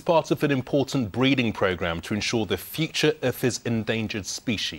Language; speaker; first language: English; native; English